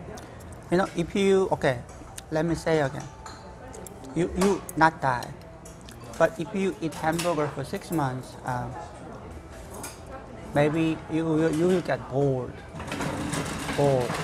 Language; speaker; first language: English; non-native, fluent; Korean